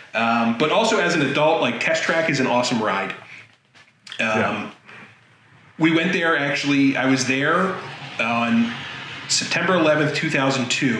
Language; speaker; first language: English; native; English